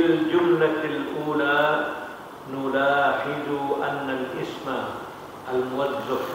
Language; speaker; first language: Arabic; non-native, learner; Indonesian